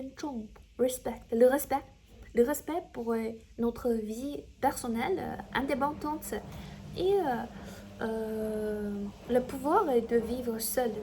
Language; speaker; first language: French; non-native, learner; Chinese